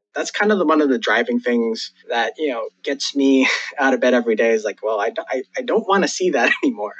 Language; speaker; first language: English; native; English